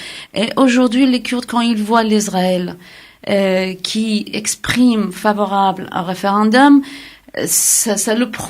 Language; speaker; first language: French; non-native, fluent; Kurdish